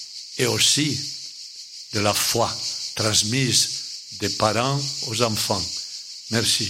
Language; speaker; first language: French; non-native, fluent; Spanish